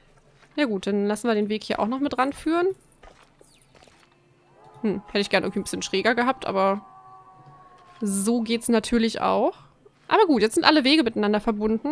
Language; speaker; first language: German; native; German